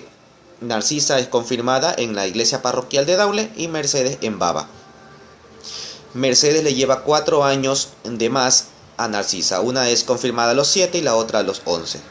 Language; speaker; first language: Spanish; native; Spanish